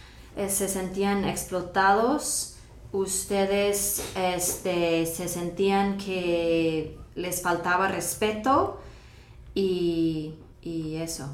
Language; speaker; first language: Spanish; non-native, fluent; English